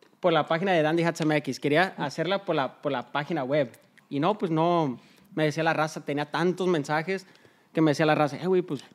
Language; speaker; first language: Spanish; early bilingual, heritage; Spanish